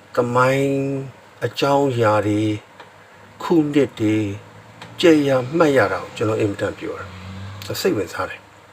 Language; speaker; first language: Burmese; non-native, local second language; S'gaw Karen